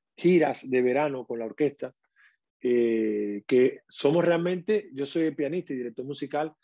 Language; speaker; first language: Spanish; native; Spanish